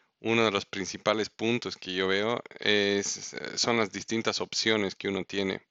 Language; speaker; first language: Spanish; native; Spanish